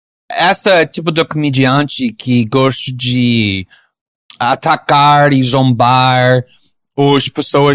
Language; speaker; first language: Portuguese; non-native, fluent; English